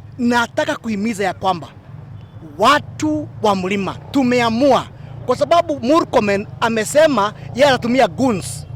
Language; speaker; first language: Swahili; non-native, local second language; Kikuyu